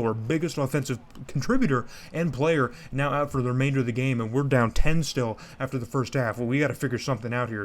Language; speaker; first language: English; native; English